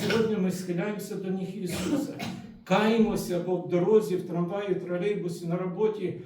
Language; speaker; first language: Ukrainian; non-native, local second language; Russian